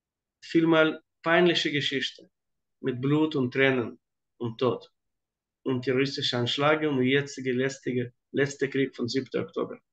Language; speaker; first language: German; non-native, fluent; Hebrew